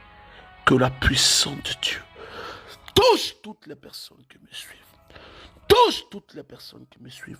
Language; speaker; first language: French; native; French